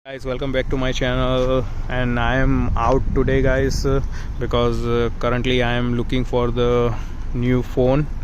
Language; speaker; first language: English; non-native, fluent; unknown